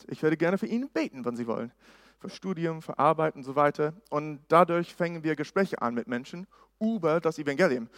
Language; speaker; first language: German; non-native, fluent; English